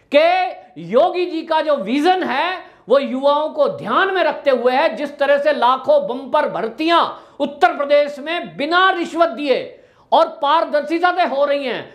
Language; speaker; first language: Hindi; native; Hindi